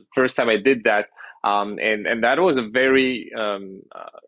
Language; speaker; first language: English; early bilingual, other home language; French